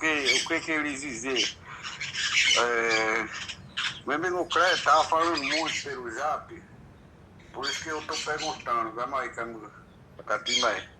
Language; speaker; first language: Portuguese; non-native, local second language; Kayapó